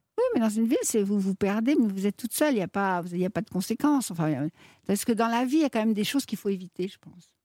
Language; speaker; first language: French; native; French